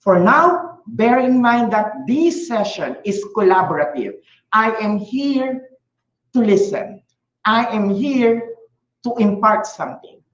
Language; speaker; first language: English; non-native, local second language; Filipino